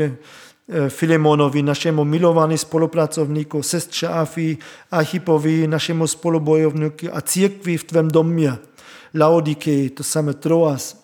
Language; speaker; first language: Czech; non-native, fluent; German